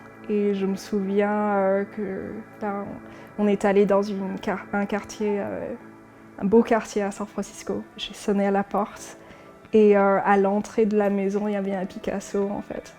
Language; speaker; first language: French; early bilingual, heritage; English